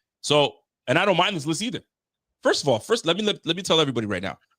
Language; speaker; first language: English; native; English